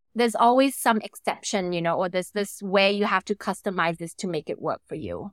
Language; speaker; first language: English; non-native, fluent; Thai